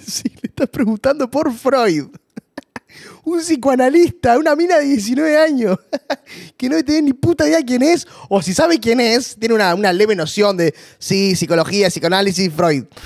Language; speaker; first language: Spanish; native; Spanish